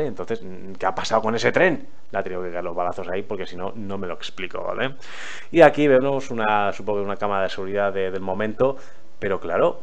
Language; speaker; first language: Spanish; native; Spanish